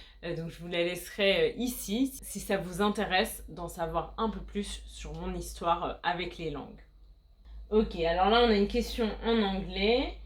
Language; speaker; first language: French; native; French